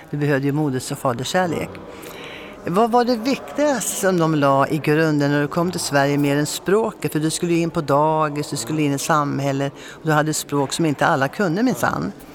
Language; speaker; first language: Swedish; native; Swedish